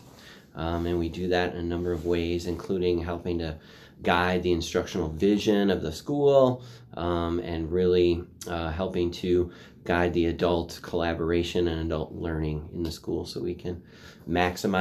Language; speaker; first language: English; native; English